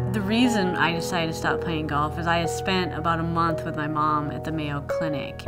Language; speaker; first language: English; native; English